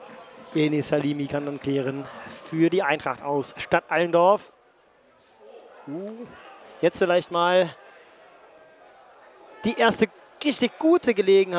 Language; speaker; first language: German; native; German